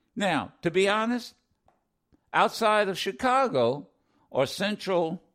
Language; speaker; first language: English; native; English